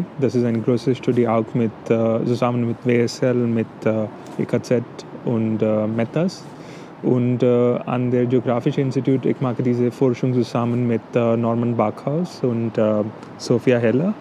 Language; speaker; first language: German; non-native, fluent; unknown